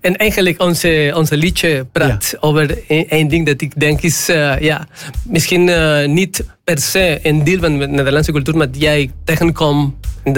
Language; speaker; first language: Dutch; non-native, learner; Spanish